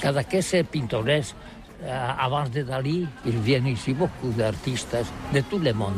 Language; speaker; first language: French; non-native, local second language; Catalan